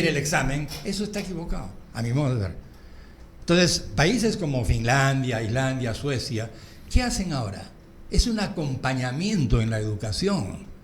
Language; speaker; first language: Spanish; native; Spanish